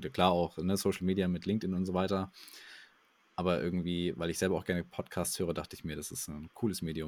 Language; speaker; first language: German; native; German